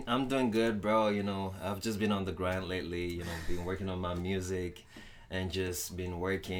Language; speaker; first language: English; non-native, local second language; Yoruba